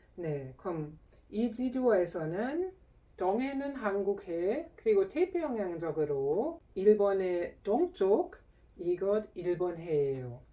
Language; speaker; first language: Korean; non-native, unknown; German